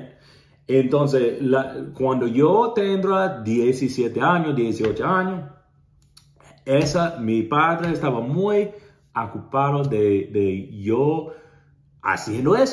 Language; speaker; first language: Spanish; non-native, learner; English